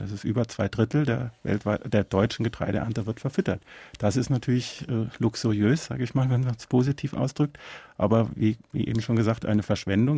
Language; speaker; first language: German; native; German